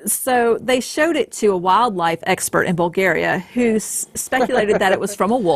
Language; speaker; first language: English; native; English